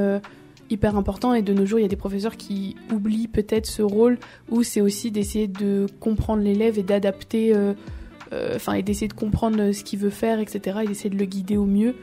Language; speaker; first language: French; native; French